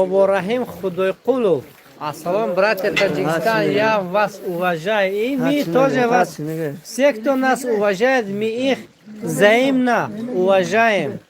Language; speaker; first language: Russian; non-native, local second language; Tajik